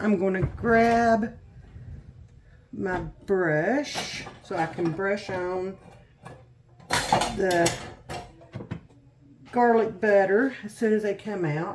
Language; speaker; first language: English; native; English